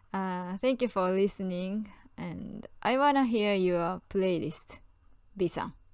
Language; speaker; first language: English; non-native, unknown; Japanese